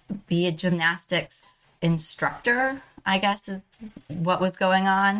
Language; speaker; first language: English; native; English